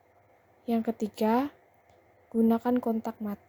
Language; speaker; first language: Indonesian; native; Indonesian